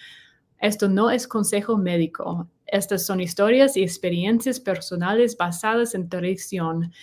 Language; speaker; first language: Spanish; non-native, learner; English